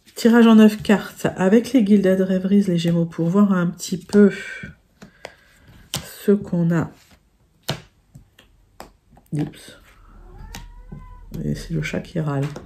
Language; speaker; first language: French; native; French